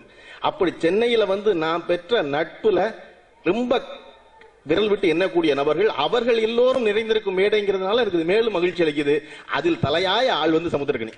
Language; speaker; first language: Tamil; native; Tamil